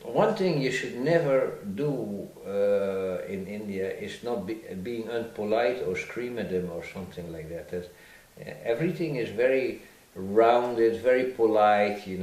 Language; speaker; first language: English; non-native, fluent; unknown